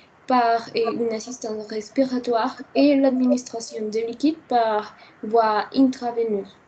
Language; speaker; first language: French; non-native, learner; Spanish